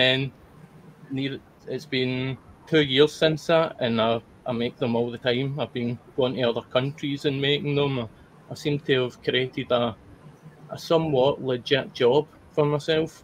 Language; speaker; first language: English; native; English